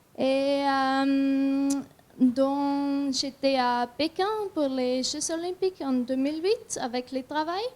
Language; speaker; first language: French; non-native, learner; German